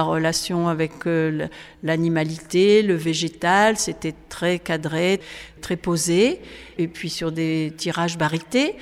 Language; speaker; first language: French; native; French